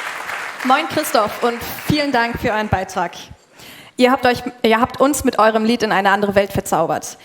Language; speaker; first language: German; native; German